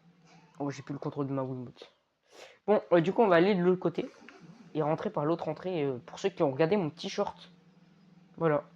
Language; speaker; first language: French; native; French